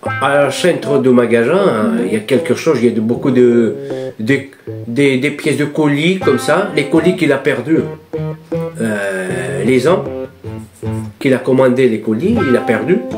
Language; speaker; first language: French; non-native, learner; Greek